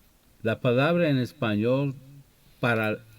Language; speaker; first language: Spanish; non-native, fluent; English